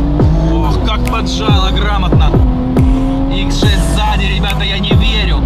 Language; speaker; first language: Russian; native; Russian